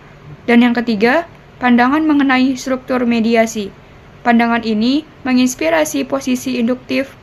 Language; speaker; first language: Indonesian; native; Indonesian